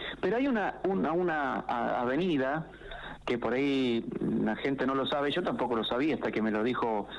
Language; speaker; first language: Spanish; native; Spanish